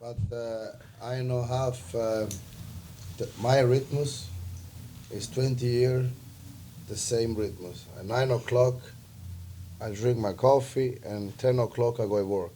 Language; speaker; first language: English; non-native, learner; Italian